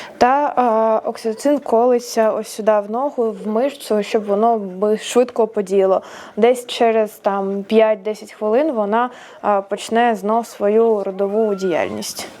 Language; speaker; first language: Ukrainian; non-native, local second language; Russian